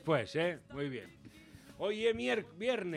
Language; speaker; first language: Spanish; native; Spanish